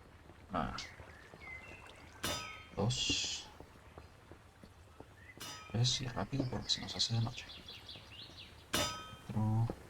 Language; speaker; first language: Spanish; early bilingual, heritage; Spanish